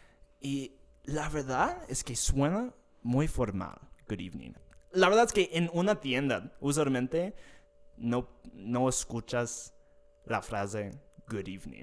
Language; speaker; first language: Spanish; non-native, fluent; English